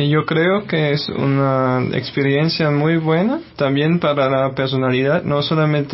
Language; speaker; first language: Spanish; non-native, fluent; German